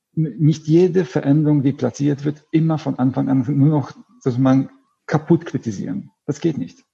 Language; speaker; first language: German; non-native, fluent; Polish